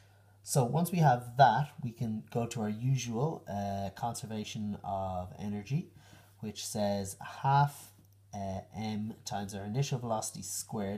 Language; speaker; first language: English; native; English